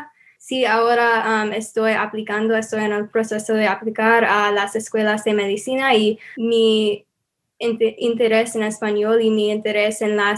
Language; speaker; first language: Spanish; non-native, learner; English